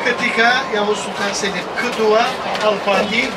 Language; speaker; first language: Indonesian; non-native, learner; Turkish